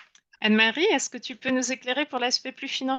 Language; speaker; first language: French; native; French